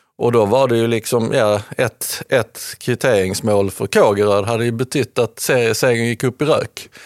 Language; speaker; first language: Swedish; native; Swedish